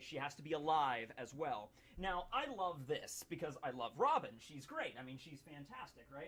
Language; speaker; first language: English; native; English